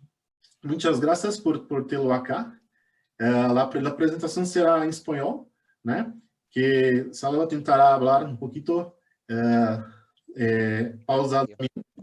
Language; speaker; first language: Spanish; non-native, learner; Portuguese